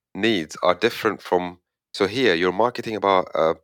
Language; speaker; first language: English; non-native, fluent; Arabic